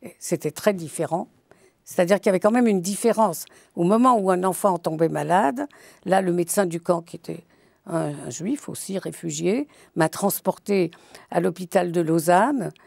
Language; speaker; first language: French; early bilingual, other home language; Yiddish